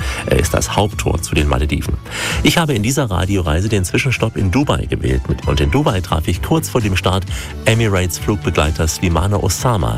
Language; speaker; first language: German; native; German